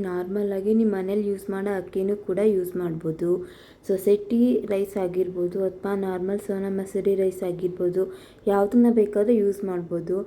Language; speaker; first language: Kannada; native; Kannada